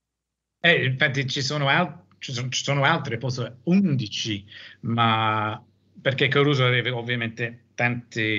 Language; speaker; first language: Italian; non-native, fluent; English